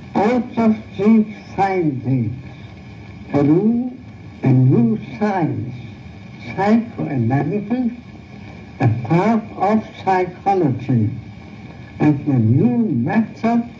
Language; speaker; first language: English; non-native, fluent; German